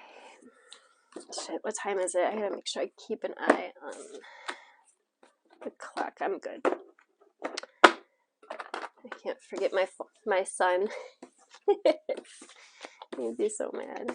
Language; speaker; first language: English; native; English